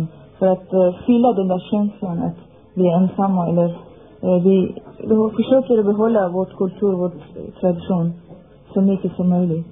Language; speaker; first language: Swedish; non-native, fluent; Persian